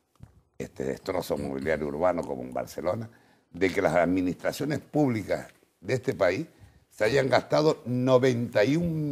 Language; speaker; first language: Spanish; native; Spanish